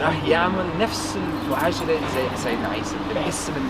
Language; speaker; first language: Arabic; non-native, learner; English